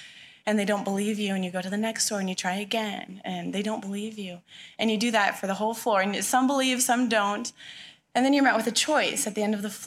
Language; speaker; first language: English; native; English